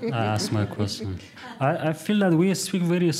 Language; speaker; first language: English; non-native, fluent; Kurdish